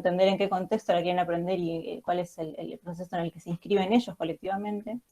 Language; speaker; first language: Spanish; native; Spanish